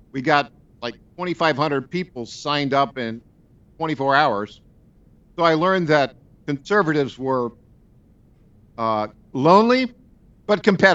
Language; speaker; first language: English; native; English